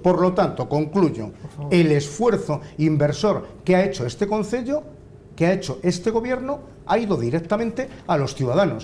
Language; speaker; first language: Spanish; native; Spanish